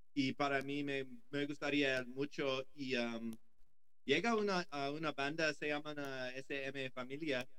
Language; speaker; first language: Spanish; non-native, learner; English